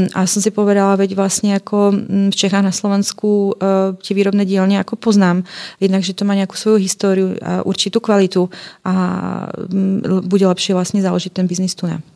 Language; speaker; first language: Slovak; native; Slovak